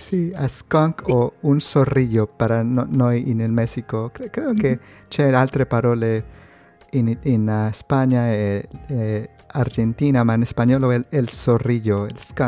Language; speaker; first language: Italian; non-native, learner; Spanish